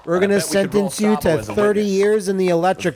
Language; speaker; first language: English; native; English